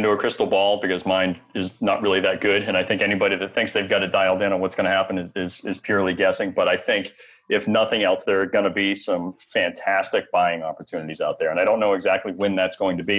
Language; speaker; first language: English; native; English